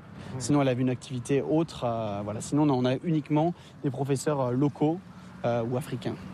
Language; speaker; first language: French; native; French